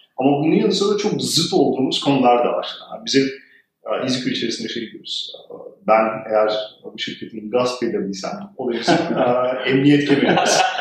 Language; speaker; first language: Turkish; early bilingual, heritage; Turkish